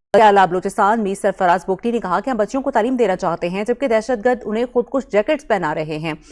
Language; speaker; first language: Urdu; native; Urdu